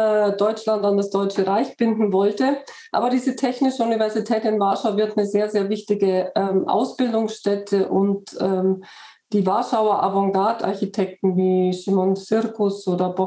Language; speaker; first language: German; native; German